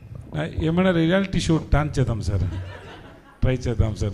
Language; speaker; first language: Telugu; non-native, learner; Tamil